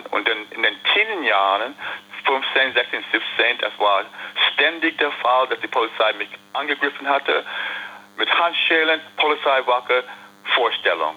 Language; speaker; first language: German; non-native, fluent; English